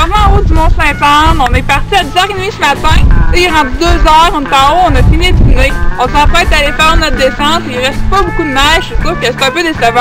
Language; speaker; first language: French; native; French